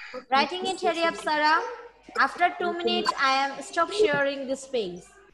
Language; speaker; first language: English; non-native, local second language; Bangla